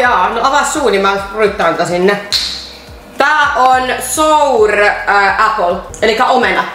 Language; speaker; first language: Finnish; native; Finnish